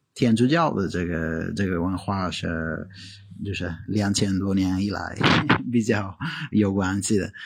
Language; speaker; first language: Chinese; non-native, fluent; Italian